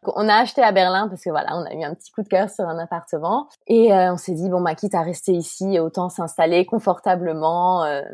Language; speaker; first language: French; native; French